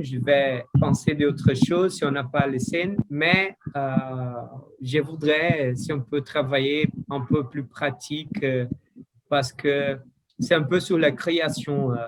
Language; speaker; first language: French; non-native, learner; Portuguese